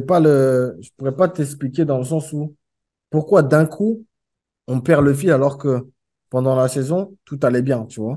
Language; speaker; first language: French; native; French